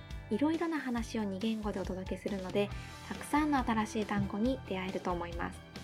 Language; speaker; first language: Japanese; native; Japanese